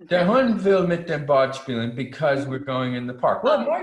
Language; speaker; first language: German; non-native, fluent; English